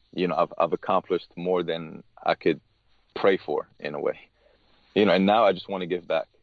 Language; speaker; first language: English; early bilingual, other home language; Arabic